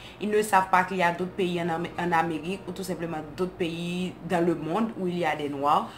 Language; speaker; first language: French; non-native, local second language; Haitian Creole